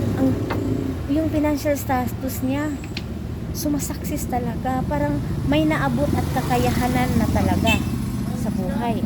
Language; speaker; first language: Filipino; non-native, local second language; Cebuano